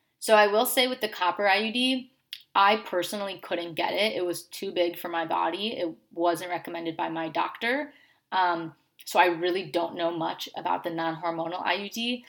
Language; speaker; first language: English; native; English